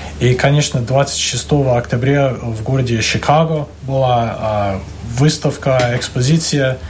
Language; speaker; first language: Russian; non-native, fluent; English